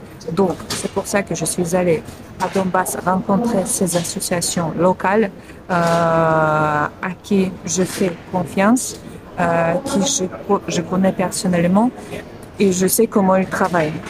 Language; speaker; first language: French; non-native, fluent; Russian